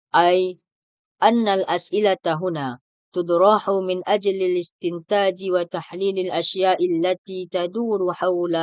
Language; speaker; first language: Arabic; non-native, learner; Indonesian